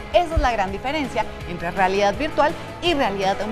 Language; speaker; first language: Spanish; native; Spanish